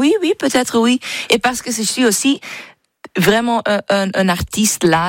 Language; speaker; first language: French; non-native, local second language; Dutch